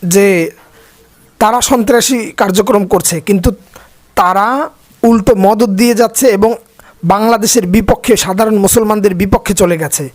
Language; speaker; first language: Bangla; native; Bangla